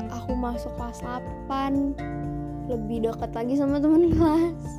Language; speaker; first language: Indonesian; early bilingual, heritage; Indonesian